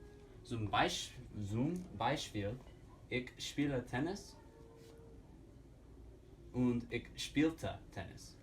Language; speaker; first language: German; non-native, learner; English